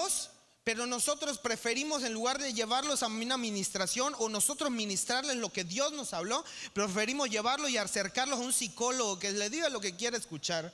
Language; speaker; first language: Spanish; native; Spanish